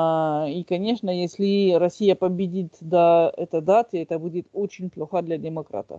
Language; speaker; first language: Russian; non-native, fluent; French